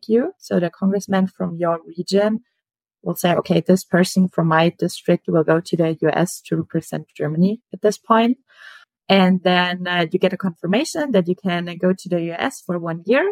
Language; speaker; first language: English; non-native, fluent; German